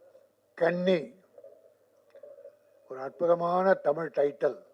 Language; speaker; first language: Tamil; native; Tamil